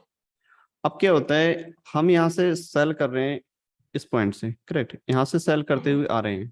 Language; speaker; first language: Hindi; native; Hindi